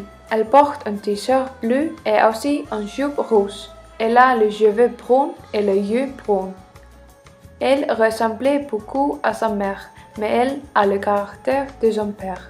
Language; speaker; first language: French; non-native, learner; Icelandic